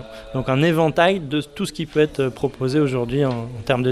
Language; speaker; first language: French; native; French